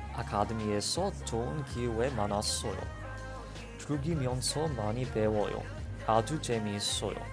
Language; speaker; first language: Korean; non-native, learner; English